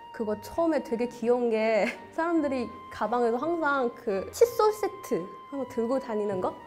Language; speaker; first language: Korean; non-native, fluent; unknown